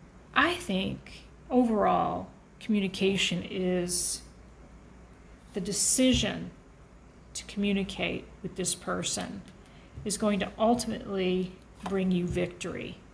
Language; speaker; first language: English; native; English